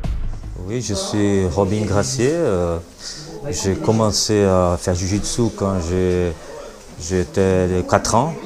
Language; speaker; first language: French; non-native, learner; Portuguese